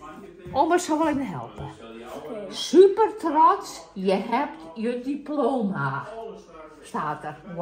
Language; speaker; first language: Dutch; native; Dutch